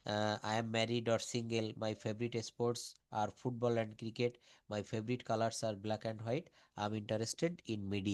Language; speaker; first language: English; non-native, fluent; Bangla